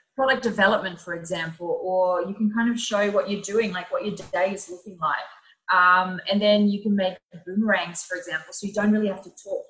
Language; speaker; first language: English; non-native, fluent; Dutch